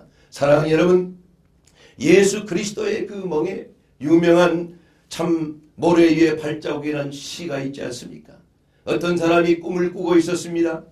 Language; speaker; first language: Korean; native; Korean